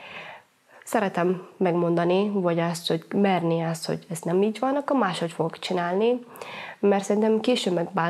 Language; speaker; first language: Hungarian; non-native, fluent; Somali